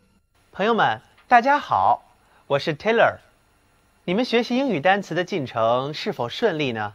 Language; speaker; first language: Chinese; native; Chinese